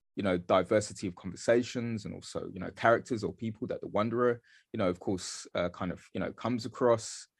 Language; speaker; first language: English; native; English